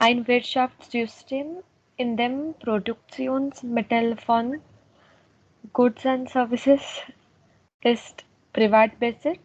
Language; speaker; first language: German; non-native, learner; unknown